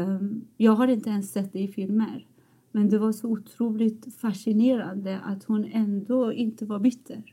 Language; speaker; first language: Swedish; non-native, fluent; Persian